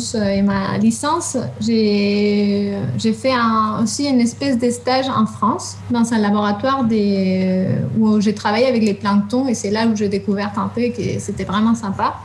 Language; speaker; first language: French; non-native, fluent; Spanish